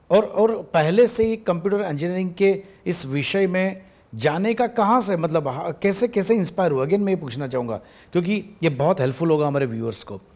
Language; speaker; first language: Hindi; non-native, local second language; Gujarati